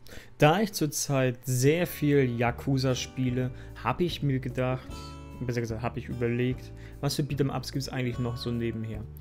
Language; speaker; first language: German; native; German